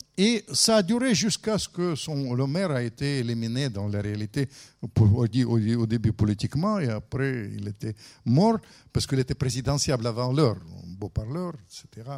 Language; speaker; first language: French; non-native, fluent; Russian